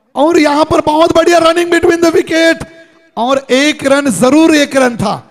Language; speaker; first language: Hindi; non-native, local second language; Marathi